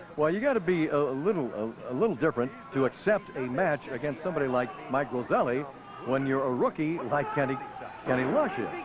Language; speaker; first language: English; native; English